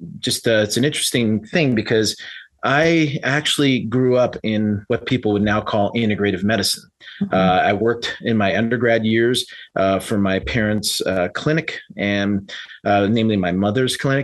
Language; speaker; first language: English; native; English